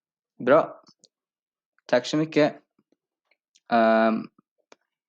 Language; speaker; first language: Swedish; non-native, fluent; Urdu